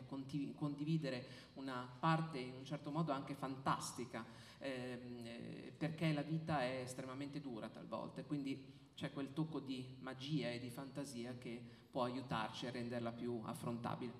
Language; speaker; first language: Italian; native; Italian